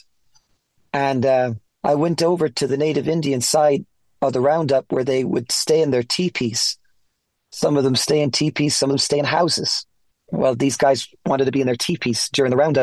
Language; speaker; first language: English; native; English